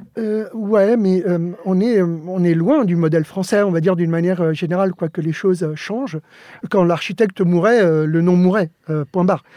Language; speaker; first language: French; early bilingual, other home language; Spanish